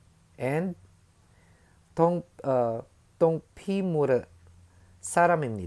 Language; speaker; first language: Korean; non-native, learner; Filipino